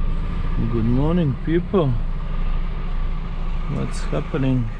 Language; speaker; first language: English; non-native, learner; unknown